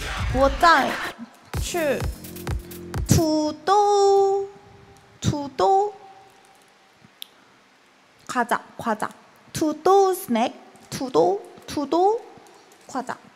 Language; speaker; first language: Chinese; non-native, learner; Korean